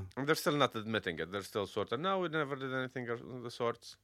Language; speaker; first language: English; non-native, fluent; Romanian